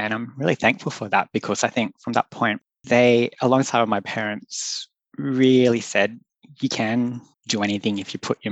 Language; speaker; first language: English; native; English